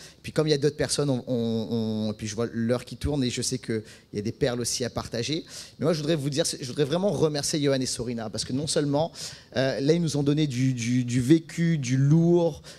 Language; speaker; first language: French; native; French